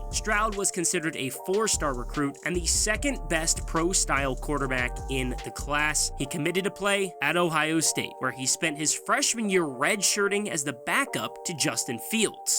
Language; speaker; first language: English; native; English